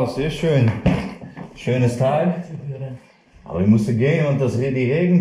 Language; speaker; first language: German; non-native, learner; English